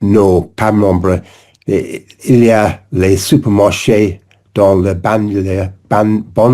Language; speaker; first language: French; non-native, learner; English